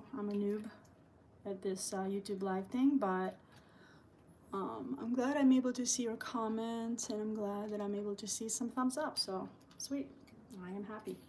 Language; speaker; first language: English; early bilingual, other home language; Albanian